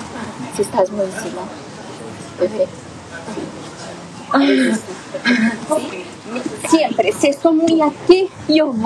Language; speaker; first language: Spanish; non-native, learner; Portuguese